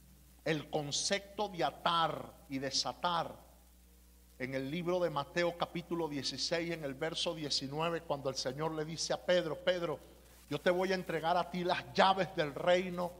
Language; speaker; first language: Spanish; native; Spanish